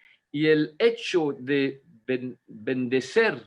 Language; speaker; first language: Spanish; non-native, fluent; French